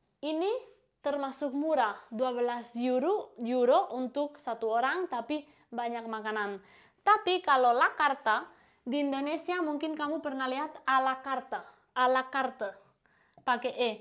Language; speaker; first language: Indonesian; non-native, fluent; Spanish